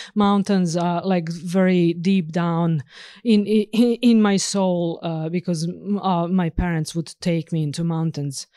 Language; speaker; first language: English; non-native, fluent; Serbian